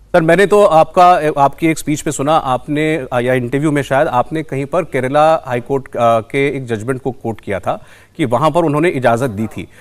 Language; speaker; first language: Hindi; native; Hindi